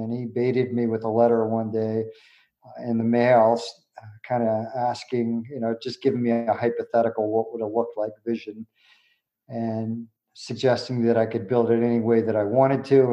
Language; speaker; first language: English; native; English